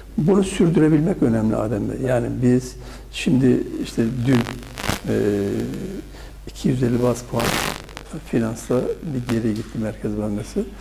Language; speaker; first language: Turkish; native; Turkish